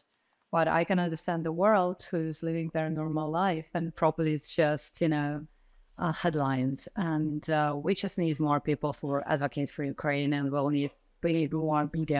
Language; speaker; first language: English; non-native, fluent; Ukrainian